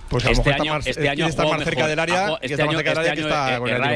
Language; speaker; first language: Spanish; native; Spanish